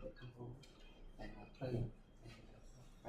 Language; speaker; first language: English; non-native, learner; Vietnamese